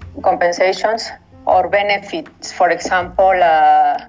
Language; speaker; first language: English; non-native, learner; Spanish